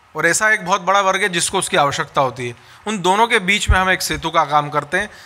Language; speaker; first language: Hindi; native; Hindi